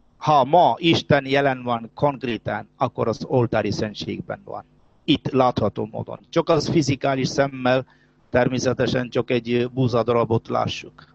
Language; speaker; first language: Hungarian; non-native, fluent; Malayalam